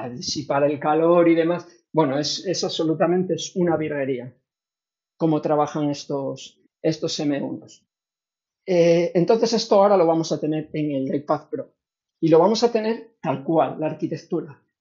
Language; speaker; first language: Spanish; native; Spanish